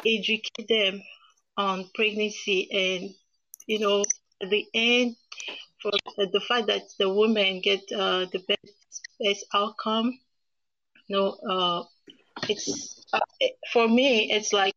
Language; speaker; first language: English; non-native, fluent; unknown